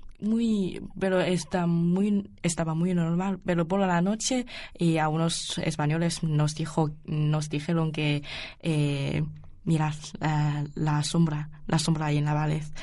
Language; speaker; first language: Spanish; non-native, learner; Chinese